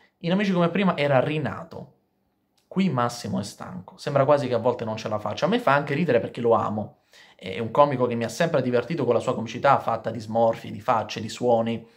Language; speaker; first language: Italian; native; Italian